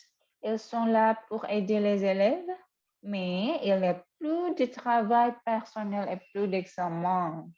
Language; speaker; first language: French; non-native, fluent; Indonesian